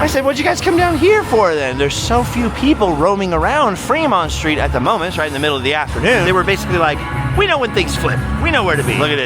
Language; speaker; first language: English; native; English